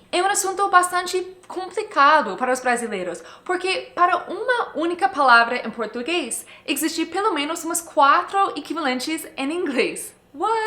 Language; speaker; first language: Portuguese; non-native, fluent; English